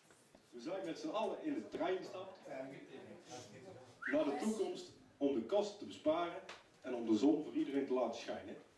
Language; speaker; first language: Dutch; native; Dutch